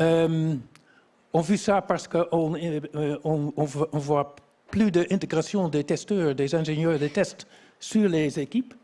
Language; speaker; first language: French; non-native, fluent; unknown